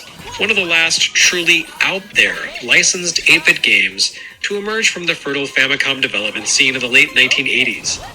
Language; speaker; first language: English; native; English